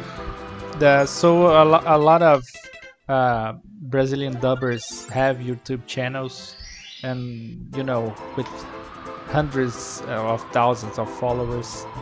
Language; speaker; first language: English; non-native, fluent; Portuguese